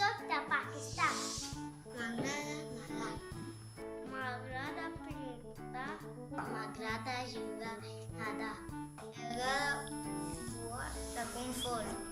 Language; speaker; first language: Catalan; non-native, learner; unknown